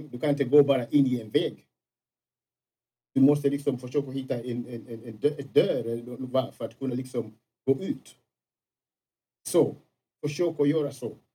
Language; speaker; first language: Swedish; non-native, fluent; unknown